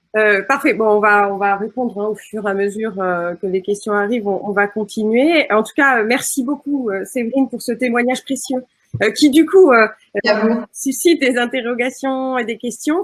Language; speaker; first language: French; native; French